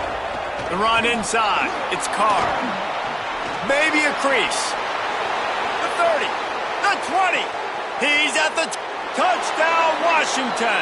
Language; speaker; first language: English; native; English